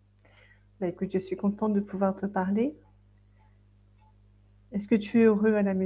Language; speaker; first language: French; native; French